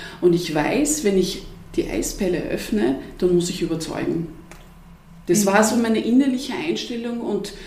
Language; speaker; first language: German; native; German